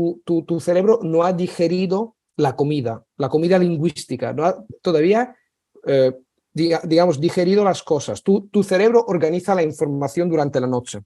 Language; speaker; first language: Spanish; non-native, fluent; Italian